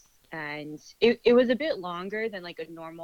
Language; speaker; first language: English; native; English